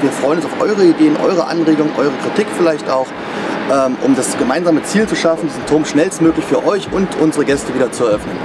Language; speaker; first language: German; native; German